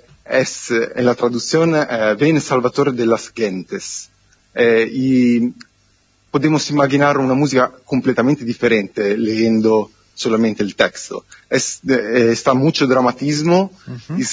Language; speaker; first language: Spanish; non-native, learner; Italian